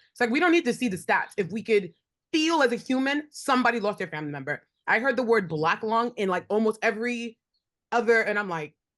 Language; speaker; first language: English; native; English